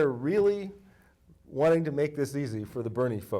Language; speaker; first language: English; native; English